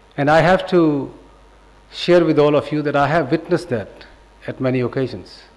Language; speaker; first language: English; non-native, local second language; Punjabi